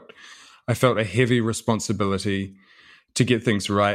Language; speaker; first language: English; native; English